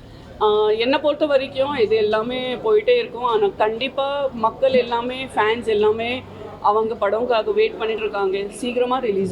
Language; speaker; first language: Tamil; non-native, fluent; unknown